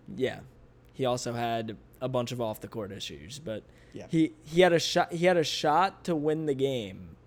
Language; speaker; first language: English; native; English